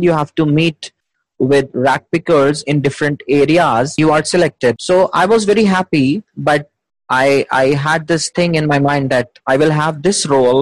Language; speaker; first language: English; non-native, local second language; Hindi